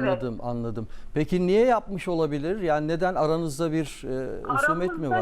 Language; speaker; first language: Turkish; native; Turkish